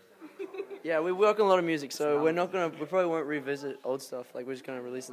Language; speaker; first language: English; native; English